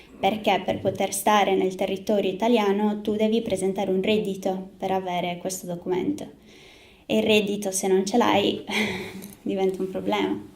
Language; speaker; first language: Italian; early bilingual, other home language; Spanish